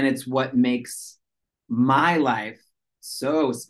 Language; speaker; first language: English; early bilingual, other home language; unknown